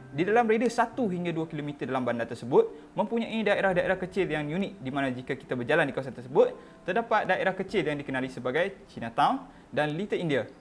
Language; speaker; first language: Malay; native; Malay